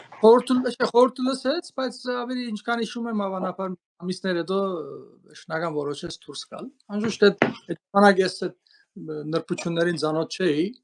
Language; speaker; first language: Armenian; early bilingual, heritage; Armenian